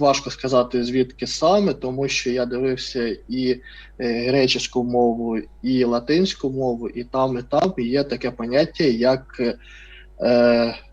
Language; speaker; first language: Ukrainian; non-native, fluent; Russian